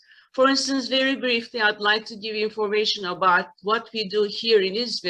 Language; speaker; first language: English; non-native, fluent; Turkish